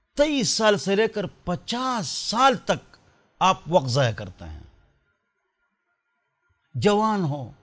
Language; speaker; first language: Urdu; non-native, local second language; Pashto